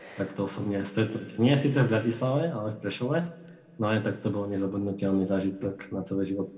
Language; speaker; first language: Slovak; native; Slovak